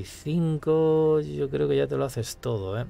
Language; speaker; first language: Spanish; native; Spanish